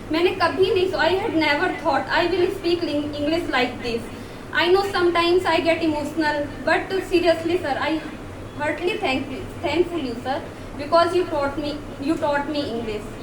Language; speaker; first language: English; non-native, learner; Hindi